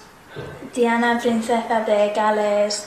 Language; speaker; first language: Spanish; non-native, learner; English